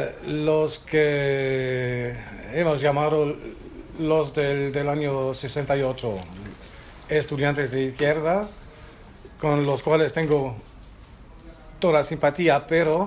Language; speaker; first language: Spanish; non-native, fluent; German